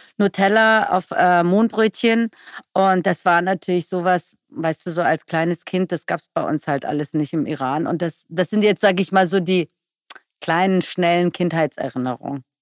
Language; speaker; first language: German; early bilingual, other home language; Persian